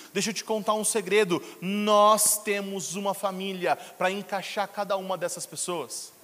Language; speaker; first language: Portuguese; native; Portuguese